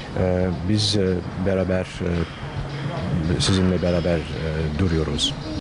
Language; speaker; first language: Turkish; non-native, fluent; English